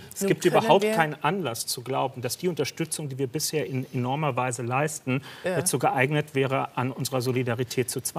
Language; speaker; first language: German; native; German